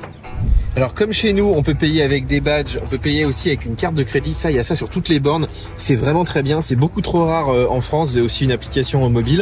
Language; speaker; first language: French; native; French